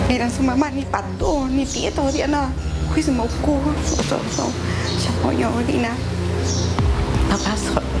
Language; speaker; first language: Chinese; non-native, learner; Spanish